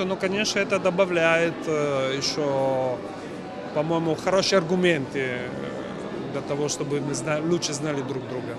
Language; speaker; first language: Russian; non-native, fluent; Italian